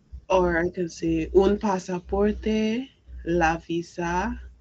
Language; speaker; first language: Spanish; non-native, learner; English